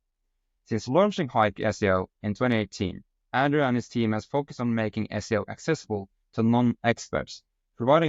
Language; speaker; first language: English; non-native, fluent; Norwegian